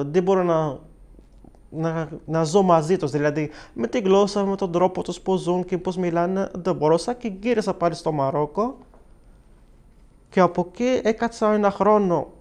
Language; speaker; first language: Greek; non-native, fluent; Arabic